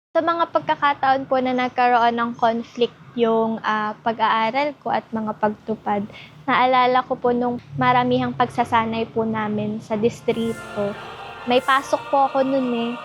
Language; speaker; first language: Filipino; native; Filipino